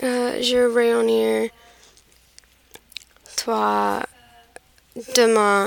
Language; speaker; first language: French; non-native, learner; English